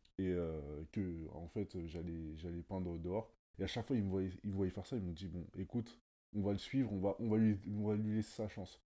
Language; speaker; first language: French; native; French